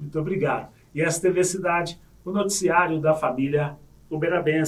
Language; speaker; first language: Portuguese; native; Portuguese